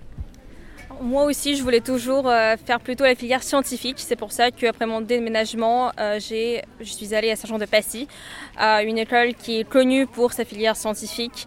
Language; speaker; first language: French; non-native, fluent; Russian